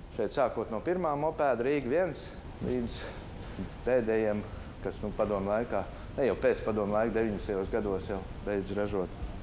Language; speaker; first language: Latvian; native; Latvian